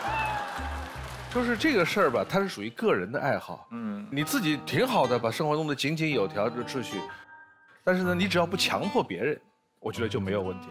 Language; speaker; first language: Chinese; native; Chinese